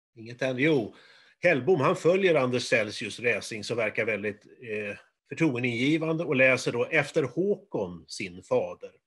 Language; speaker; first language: Swedish; native; Swedish